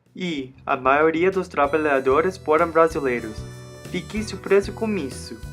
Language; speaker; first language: Portuguese; non-native, learner; English